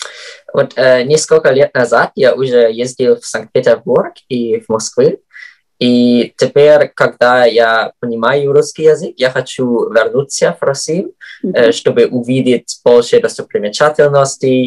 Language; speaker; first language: Russian; non-native, fluent; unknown